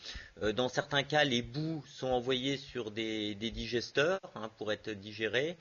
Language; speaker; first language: French; native; French